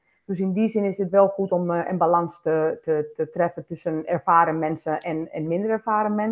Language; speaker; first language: Dutch; non-native, fluent; Spanish